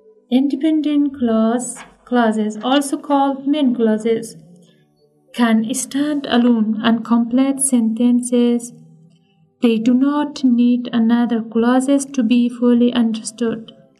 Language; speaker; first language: English; non-native, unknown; Persian